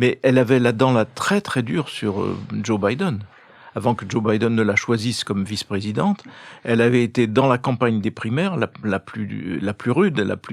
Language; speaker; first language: French; native; French